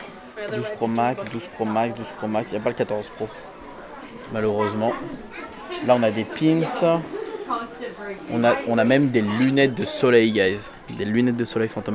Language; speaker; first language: French; native; French